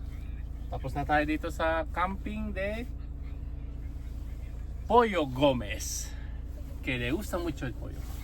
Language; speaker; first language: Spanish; non-native, fluent; Filipino